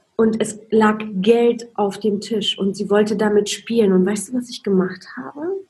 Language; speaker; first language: German; non-native, fluent; Polish